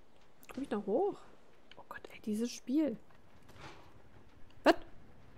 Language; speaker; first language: German; native; German